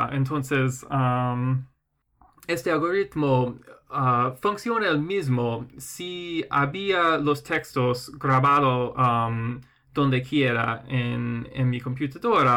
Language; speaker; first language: Spanish; non-native, fluent; English